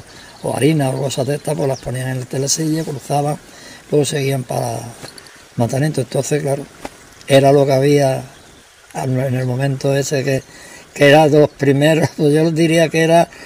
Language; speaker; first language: Spanish; native; Spanish